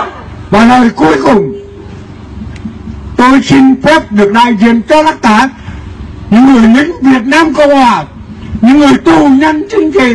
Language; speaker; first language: Vietnamese; native; Vietnamese